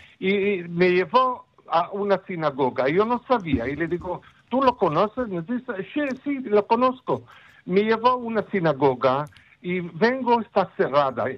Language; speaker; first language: Spanish; non-native, fluent; Ladino